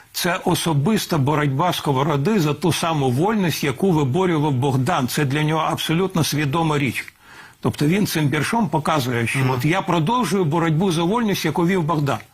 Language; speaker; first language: Ukrainian; native; Ukrainian